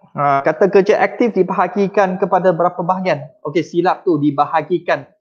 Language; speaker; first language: Malay; non-native, local second language; Chinese